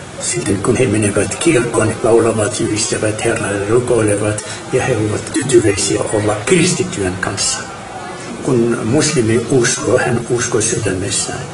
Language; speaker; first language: Finnish; non-native, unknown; Arabic